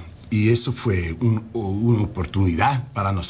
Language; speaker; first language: Spanish; non-native, learner; English